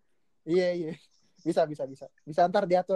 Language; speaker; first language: Indonesian; native; Indonesian